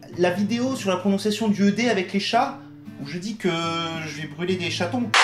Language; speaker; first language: French; native; French